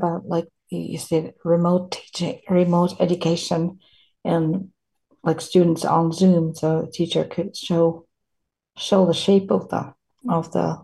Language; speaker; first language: English; non-native, fluent; Finnish